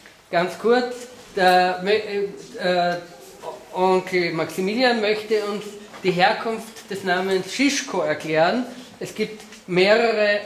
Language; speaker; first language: German; non-native, fluent; Slovenian